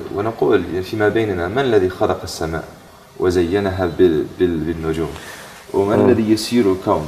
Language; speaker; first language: Arabic; non-native, fluent; English